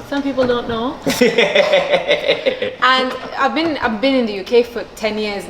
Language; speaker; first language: English; non-native, local second language; Maltese